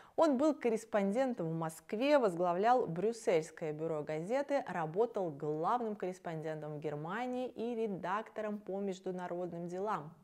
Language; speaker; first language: Russian; native; Russian